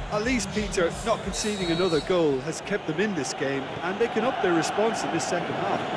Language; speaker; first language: English; native; English